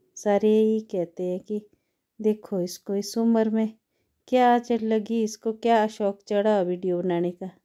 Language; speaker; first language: Hindi; native; Hindi